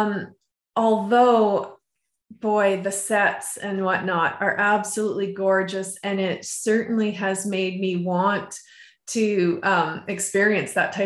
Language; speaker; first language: English; native; English